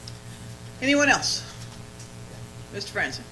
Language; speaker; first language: English; native; English